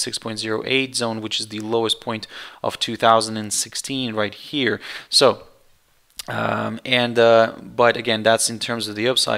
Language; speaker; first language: English; non-native, fluent; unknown